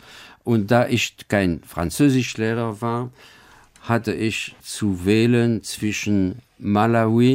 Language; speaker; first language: German; non-native, fluent; French